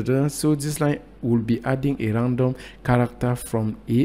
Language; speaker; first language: English; non-native, local second language; French